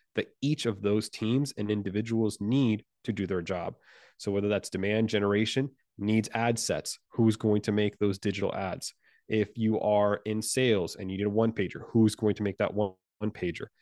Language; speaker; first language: English; non-native, fluent; Spanish